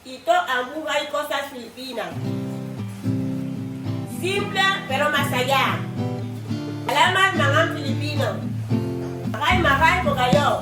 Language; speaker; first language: Filipino; non-native, learner; Spanish